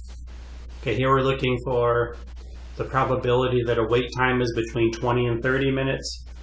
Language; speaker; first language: English; native; English